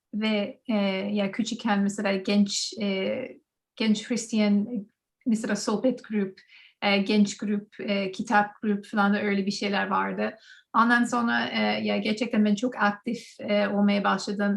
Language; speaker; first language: Turkish; non-native, learner; English